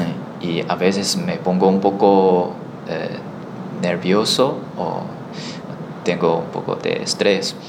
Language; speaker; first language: Spanish; non-native, learner; Chinese